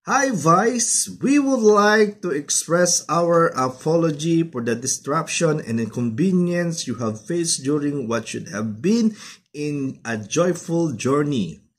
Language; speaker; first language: English; non-native, local second language; Filipino